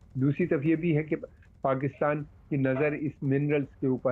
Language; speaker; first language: Hindi; native; Hindi